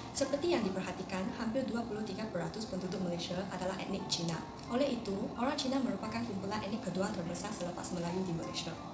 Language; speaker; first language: Malay; non-native, local second language; Chinese